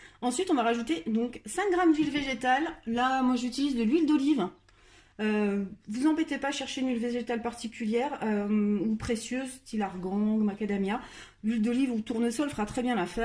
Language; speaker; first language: French; native; French